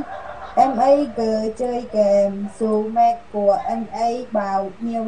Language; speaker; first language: Vietnamese; non-native, learner; Khmer